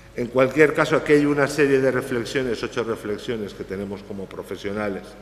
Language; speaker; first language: Spanish; native; Spanish